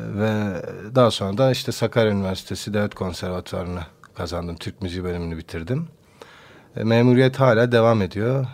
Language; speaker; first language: Turkish; non-native, local second language; Kurdish